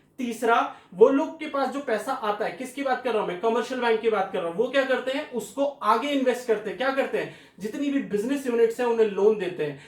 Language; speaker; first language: Hindi; native; Hindi